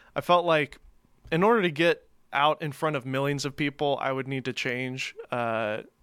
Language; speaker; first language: English; native; English